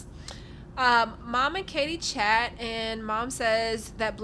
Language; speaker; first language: English; native; English